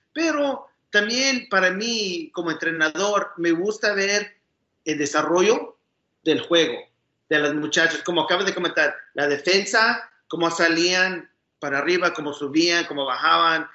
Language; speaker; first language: Spanish; early bilingual, other home language; English